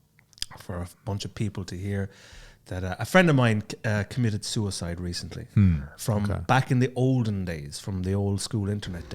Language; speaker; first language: English; native; English